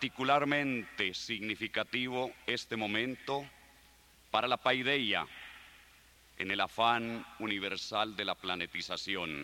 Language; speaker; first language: Spanish; native; Spanish